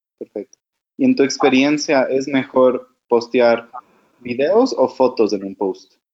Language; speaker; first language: Spanish; native; Spanish